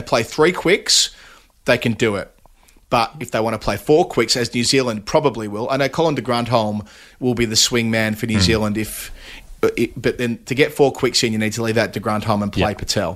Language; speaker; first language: English; native; English